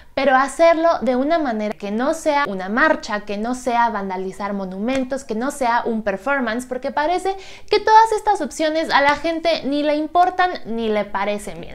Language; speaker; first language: Spanish; native; Spanish